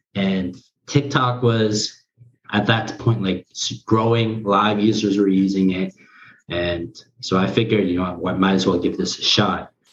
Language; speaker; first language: English; early bilingual, other home language; Korean